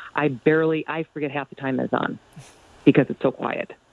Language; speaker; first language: English; native; English